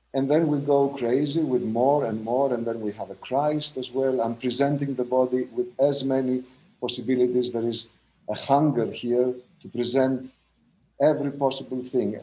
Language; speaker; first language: English; non-native, fluent; Greek